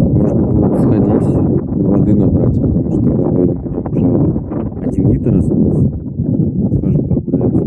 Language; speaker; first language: Russian; native; Russian